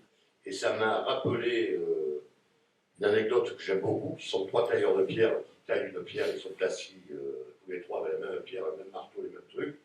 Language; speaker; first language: French; native; French